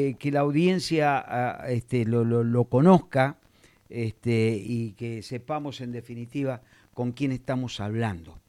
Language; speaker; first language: Spanish; native; Spanish